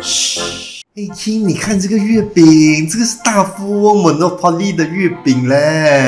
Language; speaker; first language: Chinese; native; Chinese